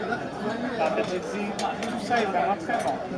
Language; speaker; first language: French; native; French